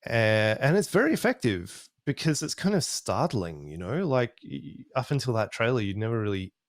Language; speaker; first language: English; native; English